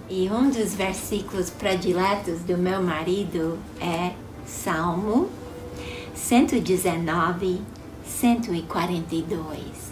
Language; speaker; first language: Portuguese; non-native, fluent; English